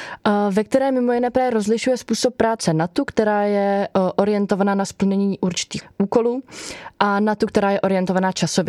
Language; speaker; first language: Czech; native; Czech